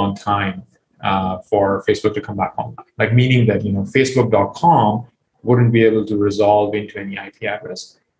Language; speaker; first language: English; non-native, local second language; Urdu